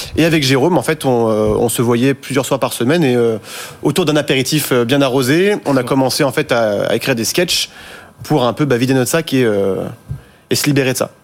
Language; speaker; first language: French; native; French